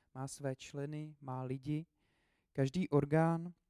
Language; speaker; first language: Czech; native; Czech